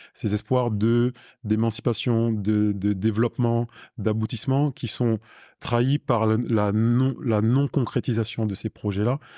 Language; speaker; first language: French; native; French